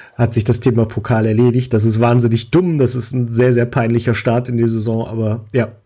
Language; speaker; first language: German; native; German